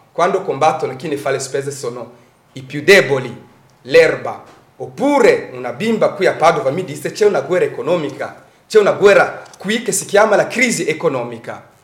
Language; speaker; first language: Italian; non-native, fluent; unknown